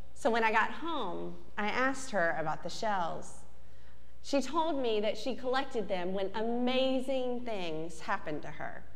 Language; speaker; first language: English; native; English